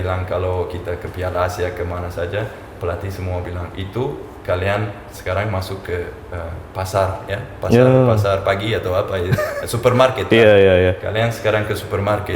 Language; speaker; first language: Indonesian; non-native, fluent; Uzbek